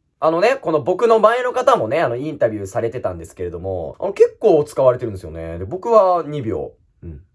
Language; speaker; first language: Japanese; native; Japanese